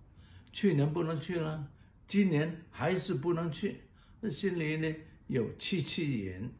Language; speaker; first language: Chinese; non-native, local second language; Cantonese